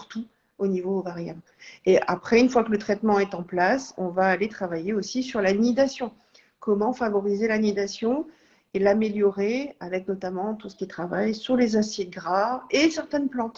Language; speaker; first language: French; native; French